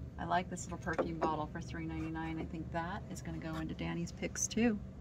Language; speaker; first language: English; native; English